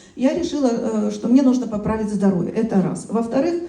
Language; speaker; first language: Russian; native; Russian